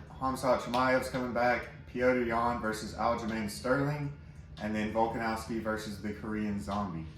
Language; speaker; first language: English; native; English